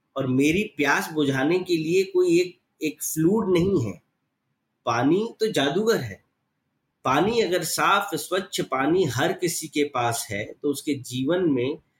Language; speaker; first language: Hindi; native; Hindi